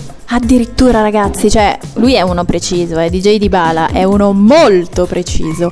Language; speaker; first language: Italian; native; Italian